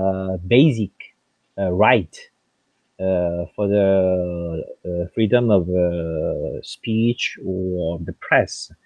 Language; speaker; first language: English; non-native, fluent; French